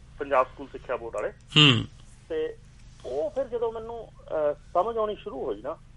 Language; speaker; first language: Punjabi; non-native, local second language; Hindi